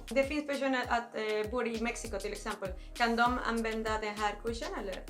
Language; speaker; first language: Swedish; non-native, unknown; Spanish